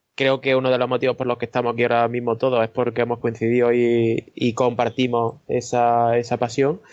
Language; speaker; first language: Spanish; native; Spanish